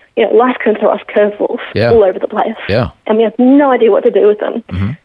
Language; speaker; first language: English; native; English